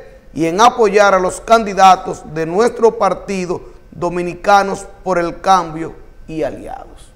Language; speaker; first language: Spanish; native; Spanish